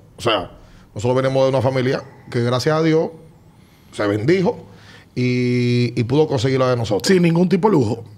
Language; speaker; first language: Spanish; native; Spanish